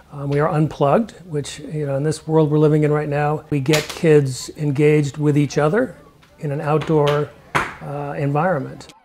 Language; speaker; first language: English; native; English